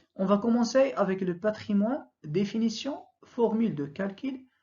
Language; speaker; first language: French; non-native, local second language; Arabic